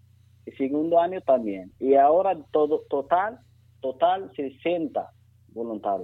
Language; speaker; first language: Spanish; non-native, learner; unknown